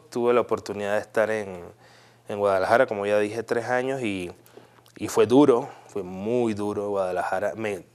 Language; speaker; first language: Spanish; native; Spanish